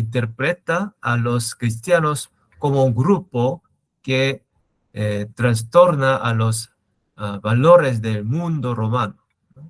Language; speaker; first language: Spanish; non-native, learner; Korean